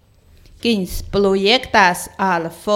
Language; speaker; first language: Catalan; non-native, learner; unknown